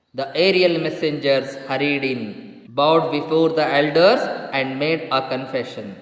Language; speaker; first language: English; non-native, local second language; Kannada